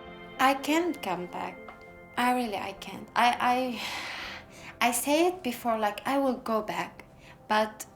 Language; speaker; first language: English; non-native, learner; Arabic